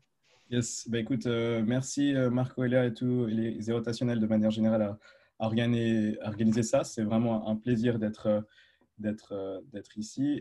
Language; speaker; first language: French; native; French